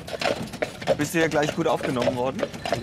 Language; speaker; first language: German; native; German